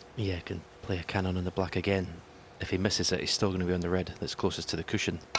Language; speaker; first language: English; native; English